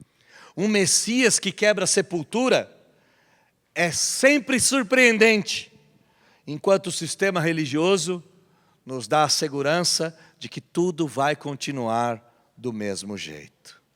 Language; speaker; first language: Portuguese; native; Portuguese